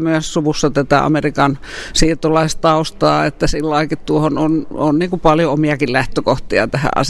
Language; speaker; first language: Finnish; native; Finnish